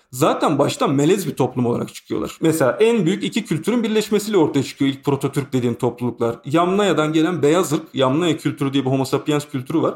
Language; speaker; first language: Turkish; native; Turkish